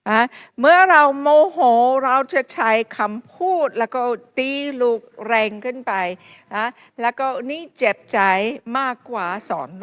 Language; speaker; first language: Thai; non-native, fluent; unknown